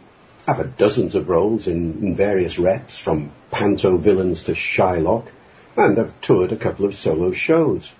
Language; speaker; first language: English; native; English